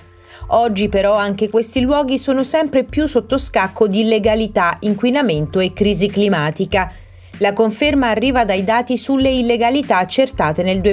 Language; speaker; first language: Italian; native; Italian